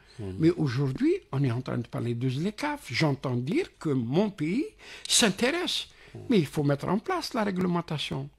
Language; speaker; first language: French; non-native, local second language; Arabic